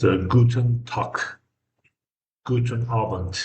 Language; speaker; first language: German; non-native, fluent; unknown